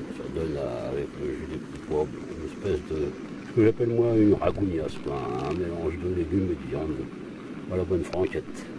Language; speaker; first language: French; native; French